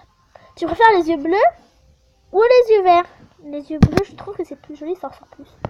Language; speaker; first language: French; native; French